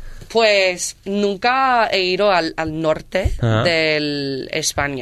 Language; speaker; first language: Spanish; non-native, learner; English